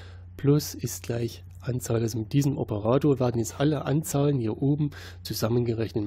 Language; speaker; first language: German; native; German